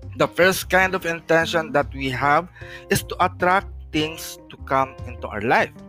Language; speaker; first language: English; non-native, local second language; Filipino